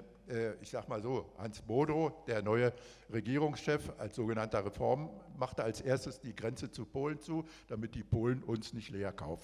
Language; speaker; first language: German; native; German